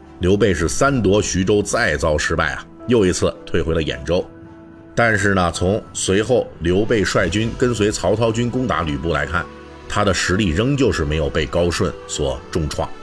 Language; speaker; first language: Chinese; native; Chinese